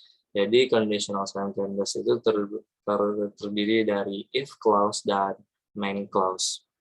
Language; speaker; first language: Indonesian; native; Indonesian